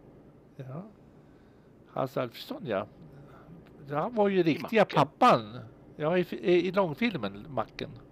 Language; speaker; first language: Swedish; native; Swedish